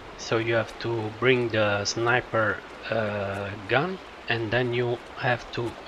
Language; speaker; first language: English; non-native, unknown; Italian